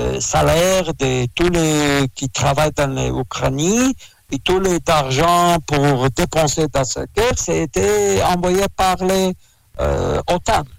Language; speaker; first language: French; non-native, learner; Russian